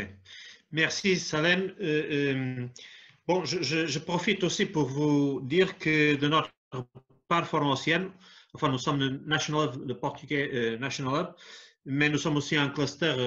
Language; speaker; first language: French; non-native, fluent; Portuguese